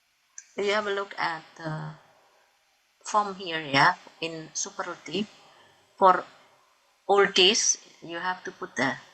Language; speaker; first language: English; non-native, fluent; Indonesian